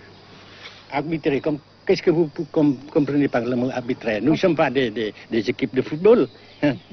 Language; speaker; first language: French; non-native, local second language; Vietnamese